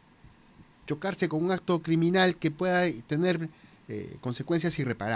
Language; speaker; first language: Spanish; native; Spanish